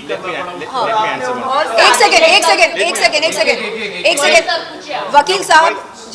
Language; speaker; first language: Hindi; native; Hindi